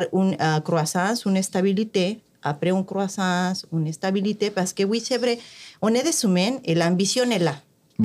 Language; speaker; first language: French; non-native, fluent; Spanish